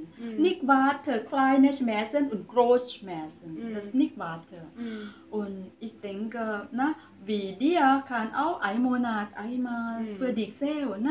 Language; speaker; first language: German; non-native, learner; Thai